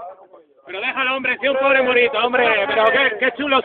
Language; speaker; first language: Spanish; native; Spanish